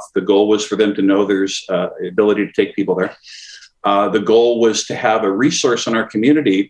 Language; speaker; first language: English; native; English